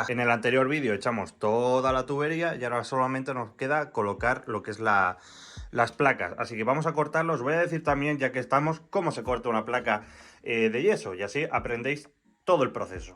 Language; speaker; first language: Spanish; native; Spanish